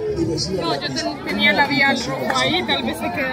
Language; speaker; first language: Spanish; native; Spanish